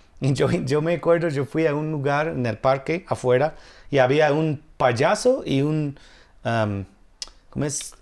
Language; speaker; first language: Spanish; non-native, fluent; English